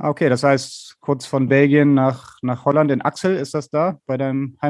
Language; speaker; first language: German; native; German